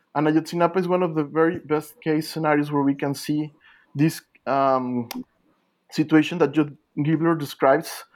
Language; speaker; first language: English; non-native, fluent; Spanish